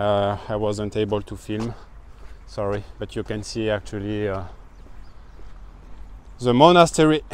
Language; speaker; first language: English; non-native, fluent; French